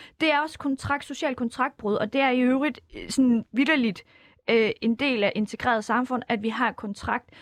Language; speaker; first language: Danish; early bilingual, other home language; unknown